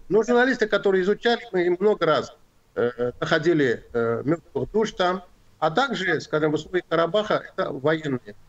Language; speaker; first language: Russian; non-native, local second language; Azerbaijani